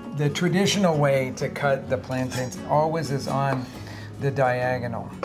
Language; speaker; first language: English; native; English